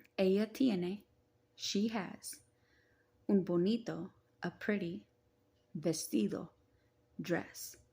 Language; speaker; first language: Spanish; non-native, learner; English